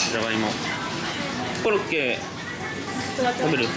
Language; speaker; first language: Japanese; native; Japanese